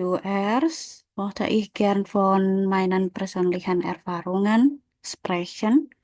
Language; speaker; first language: German; non-native, learner; Indonesian